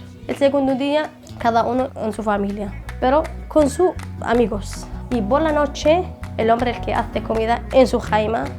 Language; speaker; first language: Spanish; non-native, learner; Arabic